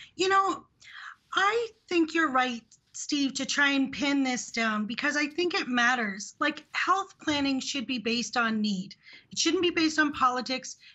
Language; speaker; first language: English; early bilingual, other home language; Hindi